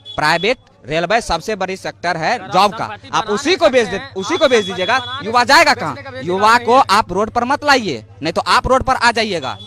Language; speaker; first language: Hindi; native; Hindi